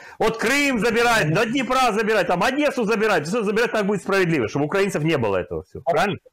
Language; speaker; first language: Russian; native; Russian